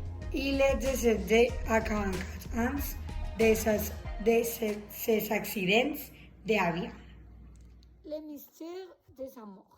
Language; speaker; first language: French; non-native, learner; Spanish